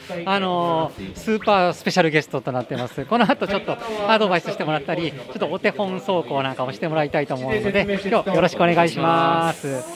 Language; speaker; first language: Japanese; native; Japanese